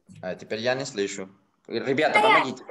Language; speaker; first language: Russian; non-native, learner; Spanish